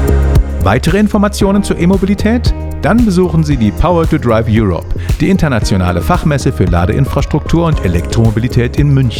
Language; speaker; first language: German; native; German